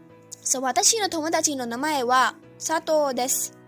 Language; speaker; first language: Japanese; non-native, fluent; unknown